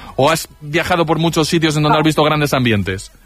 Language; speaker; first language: Spanish; native; Spanish